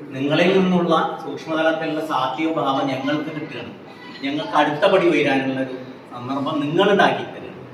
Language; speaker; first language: Malayalam; native; Malayalam